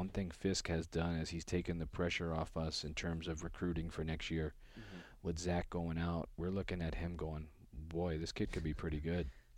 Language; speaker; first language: English; native; English